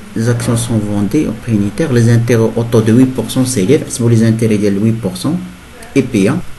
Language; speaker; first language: French; non-native, local second language; Arabic